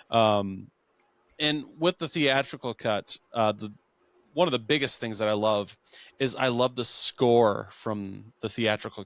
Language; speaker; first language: English; native; English